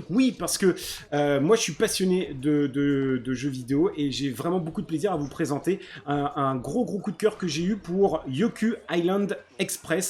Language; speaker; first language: French; native; French